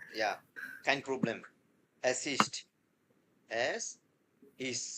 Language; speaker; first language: German; non-native, learner; Bangla